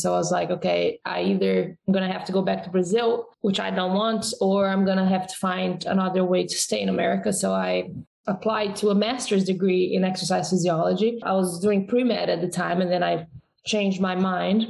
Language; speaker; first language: English; non-native, fluent; Portuguese